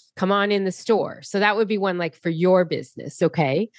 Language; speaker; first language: English; native; English